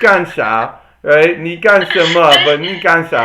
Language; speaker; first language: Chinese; non-native, learner; English